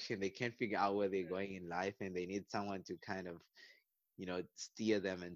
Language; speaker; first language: English; non-native, local second language; Shona